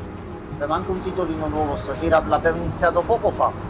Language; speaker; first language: Italian; native; Italian